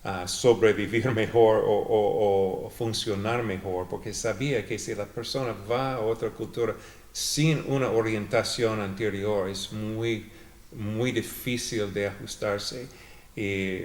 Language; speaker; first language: Spanish; non-native, fluent; English